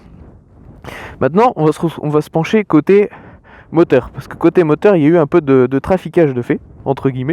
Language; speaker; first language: French; native; French